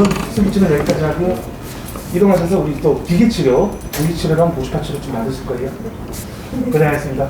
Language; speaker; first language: Korean; native; Korean